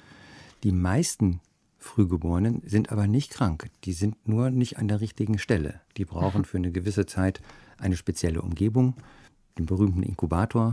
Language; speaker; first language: German; native; German